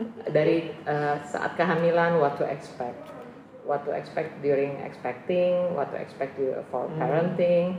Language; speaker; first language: English; non-native, fluent; Indonesian